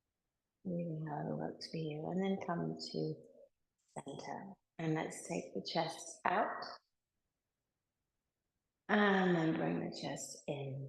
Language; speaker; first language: English; native; English